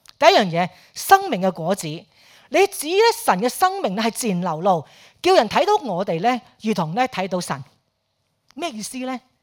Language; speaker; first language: Chinese; non-native, local second language; Cantonese